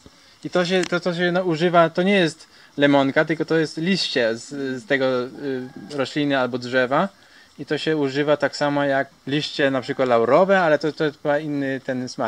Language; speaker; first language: Polish; early bilingual, heritage; Polish